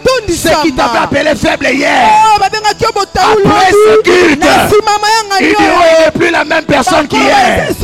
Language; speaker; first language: French; non-native, local second language; Lingala